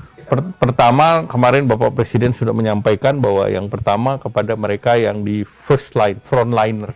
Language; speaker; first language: Indonesian; native; Indonesian